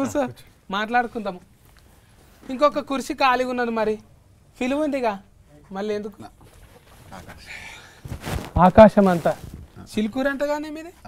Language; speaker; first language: Telugu; native; Telugu